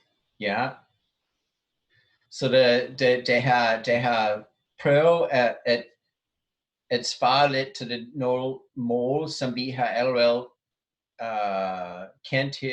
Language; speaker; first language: Danish; non-native, fluent; English